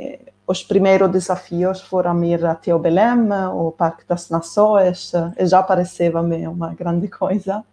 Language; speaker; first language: Portuguese; non-native, fluent; Italian